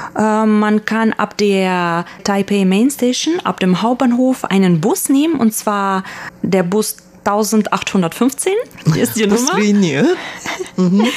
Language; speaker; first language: German; early bilingual, other home language; Russian